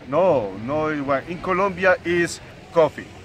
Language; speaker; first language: English; non-native, learner; Spanish